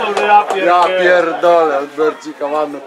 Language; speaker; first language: Polish; native; Polish